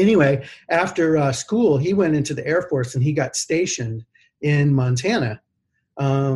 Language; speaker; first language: English; native; English